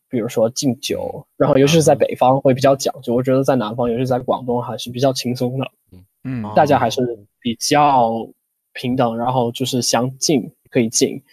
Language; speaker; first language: Chinese; non-native, fluent; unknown